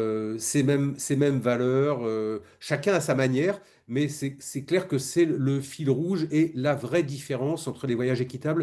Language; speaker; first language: French; native; French